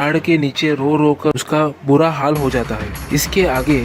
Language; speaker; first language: Hindi; non-native, local second language; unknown